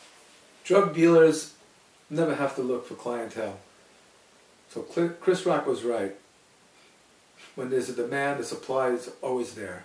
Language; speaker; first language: English; native; English